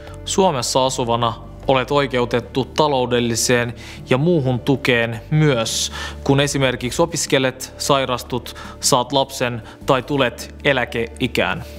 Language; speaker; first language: Finnish; non-native, fluent; Turkish